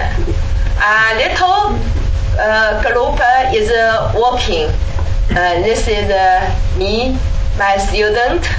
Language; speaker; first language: English; non-native, learner; Chinese